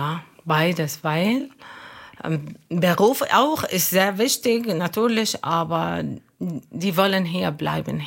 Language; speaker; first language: German; non-native, learner; Arabic